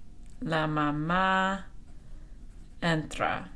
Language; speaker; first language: Spanish; non-native, fluent; English